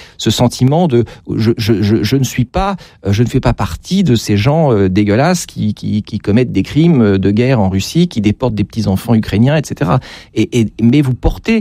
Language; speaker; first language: French; native; French